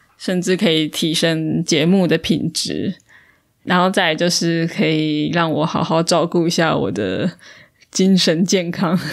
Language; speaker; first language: Chinese; native; Chinese